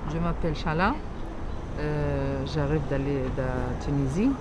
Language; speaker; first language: French; non-native, local second language; Arabic